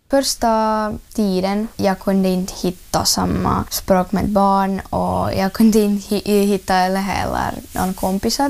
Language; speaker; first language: Swedish; early bilingual, other home language; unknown